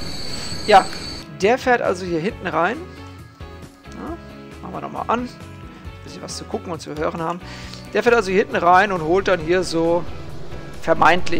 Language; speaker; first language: German; native; German